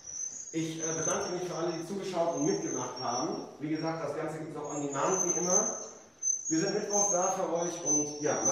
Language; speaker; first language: German; native; German